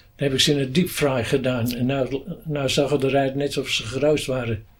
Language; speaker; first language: Dutch; native; Dutch